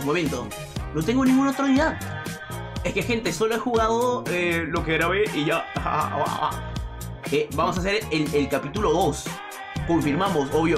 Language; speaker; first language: Spanish; native; Spanish